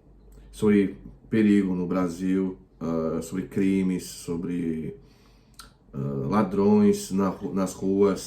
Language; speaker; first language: Portuguese; non-native, fluent; Croatian